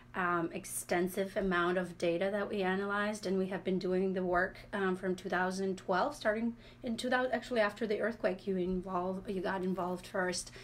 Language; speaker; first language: English; non-native, fluent; Latvian